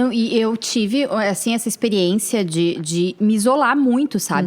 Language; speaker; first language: Portuguese; native; Portuguese